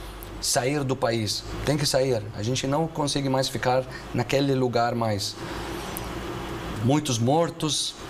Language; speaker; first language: Portuguese; non-native, fluent; Arabic